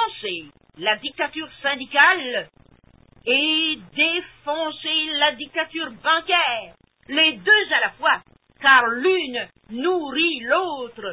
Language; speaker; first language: French; native; French